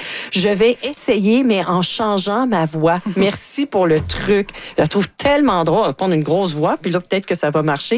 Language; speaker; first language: French; native; French